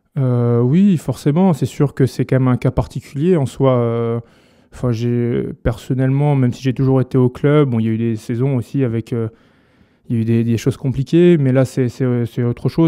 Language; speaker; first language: French; native; French